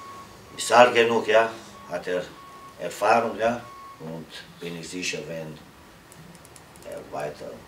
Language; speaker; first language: German; non-native, learner; Romanian